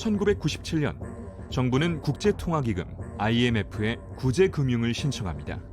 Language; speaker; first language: Korean; native; Korean